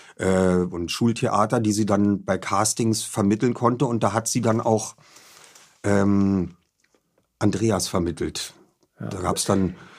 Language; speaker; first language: German; native; German